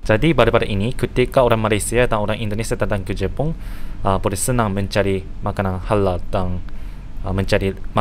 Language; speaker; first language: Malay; non-native, fluent; Japanese